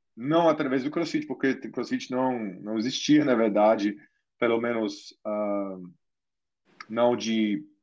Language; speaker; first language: Portuguese; non-native, fluent; German